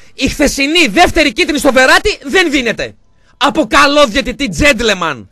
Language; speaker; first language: Greek; native; Greek